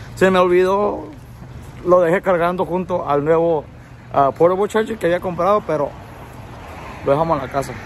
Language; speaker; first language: Spanish; early bilingual, heritage; Spanish